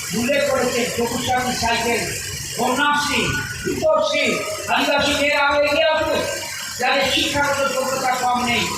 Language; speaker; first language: Bangla; native; Bangla